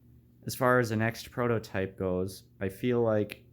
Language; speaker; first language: English; native; English